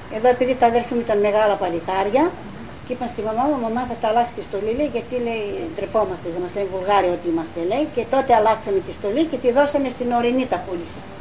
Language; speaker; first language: Greek; non-native, local second language; Bulgarian